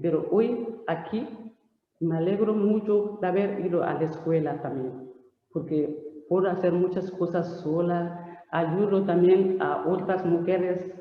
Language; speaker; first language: Spanish; non-native, learner; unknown